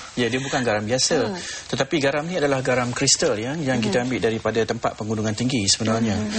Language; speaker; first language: Malay; native; Malay